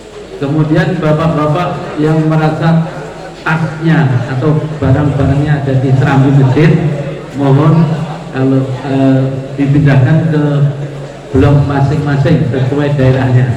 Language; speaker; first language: Indonesian; non-native, local second language; Javanese